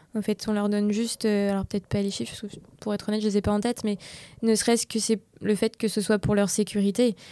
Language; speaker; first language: French; native; French